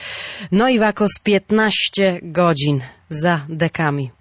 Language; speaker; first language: Polish; native; Polish